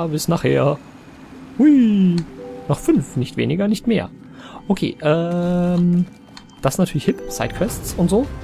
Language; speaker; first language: German; native; German